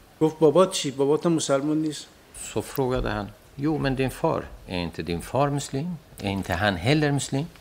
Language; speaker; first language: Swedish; non-native, fluent; Persian